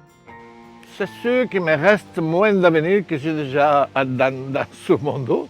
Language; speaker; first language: French; non-native, fluent; Spanish